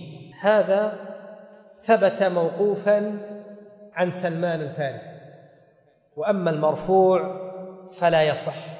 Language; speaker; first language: Arabic; native; Arabic